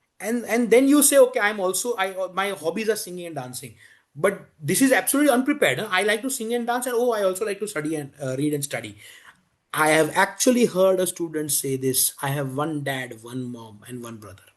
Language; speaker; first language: English; non-native, local second language; Hindi